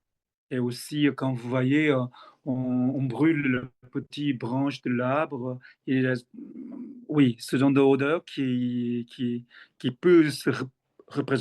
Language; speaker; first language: French; non-native, fluent; Korean